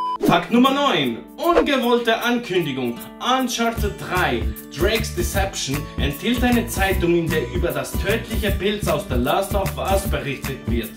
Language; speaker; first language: German; early bilingual, other home language; Portuguese